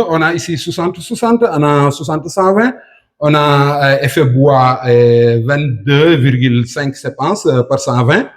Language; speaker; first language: French; non-native, local second language; Wolof